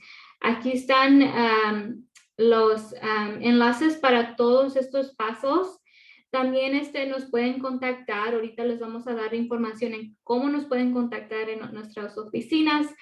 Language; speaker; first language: Spanish; early bilingual, other home language; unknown